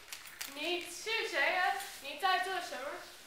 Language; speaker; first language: Chinese; non-native, learner; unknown